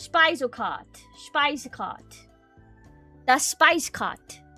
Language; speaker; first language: German; non-native, learner; English